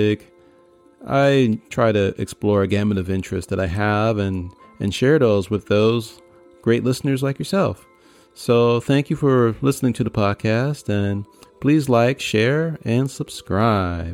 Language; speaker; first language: English; native; English